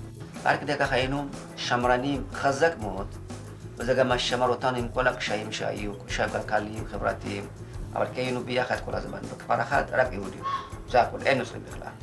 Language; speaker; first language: Hebrew; non-native, fluent; Amharic